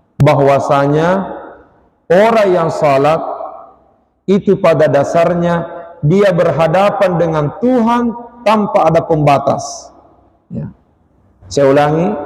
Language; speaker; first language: Malay; non-native, local second language; Buginese